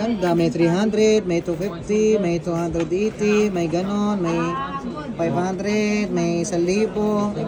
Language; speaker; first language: Filipino; non-native, learner; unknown